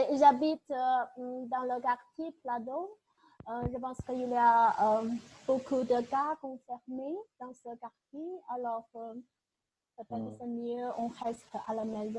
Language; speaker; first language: French; non-native, learner; Chinese